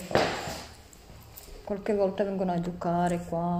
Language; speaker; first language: Italian; non-native, learner; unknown